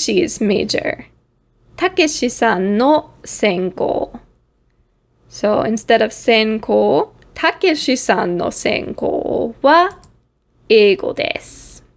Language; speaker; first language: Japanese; non-native, fluent; English